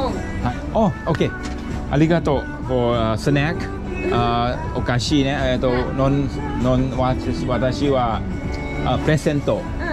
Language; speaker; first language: Japanese; non-native, learner; Thai